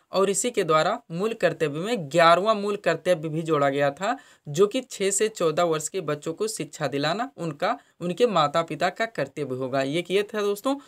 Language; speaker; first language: Hindi; native; Hindi